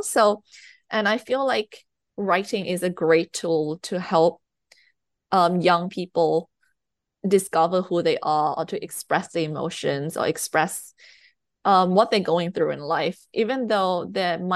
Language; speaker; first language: English; non-native, fluent; Thai